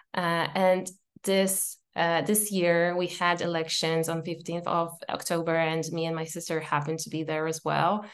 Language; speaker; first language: English; non-native, fluent; Polish